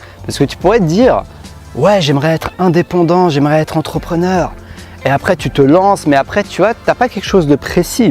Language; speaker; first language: French; native; French